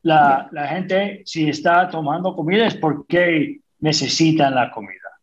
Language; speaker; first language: Spanish; non-native, fluent; English